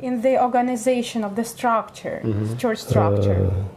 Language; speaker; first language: English; non-native, fluent; Russian